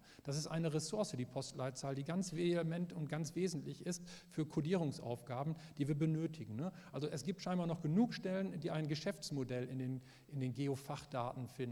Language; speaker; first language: German; native; German